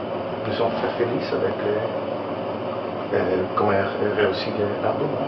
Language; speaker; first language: French; non-native, learner; Italian